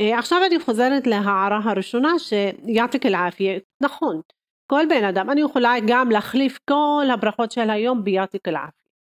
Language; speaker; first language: Hebrew; non-native, local second language; Arabic